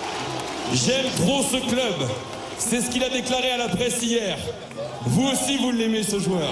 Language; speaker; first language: French; native; French